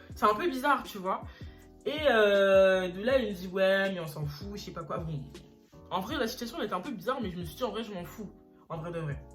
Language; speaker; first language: French; early bilingual, other home language; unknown